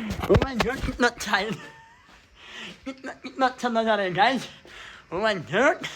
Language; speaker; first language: Hindi; non-native, fluent; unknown